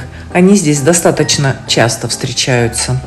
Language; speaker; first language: Russian; native; Russian